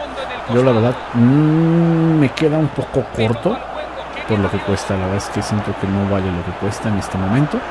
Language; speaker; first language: Spanish; native; Spanish